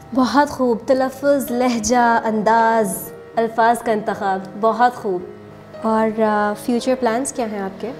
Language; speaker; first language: Urdu; native; Urdu